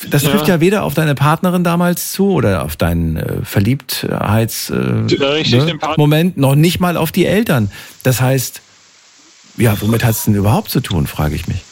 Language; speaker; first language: German; native; German